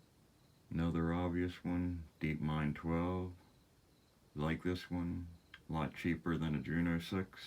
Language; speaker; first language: English; native; English